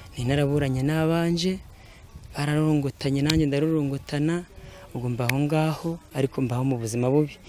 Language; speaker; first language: Kinyarwanda; early bilingual, heritage; Kinyarwanda